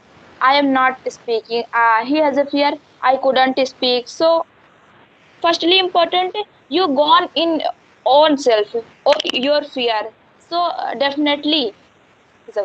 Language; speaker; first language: English; non-native, learner; Hindi